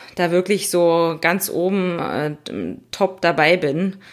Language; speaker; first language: German; native; German